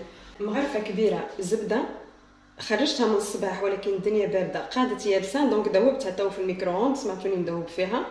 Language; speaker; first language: Arabic; native; Arabic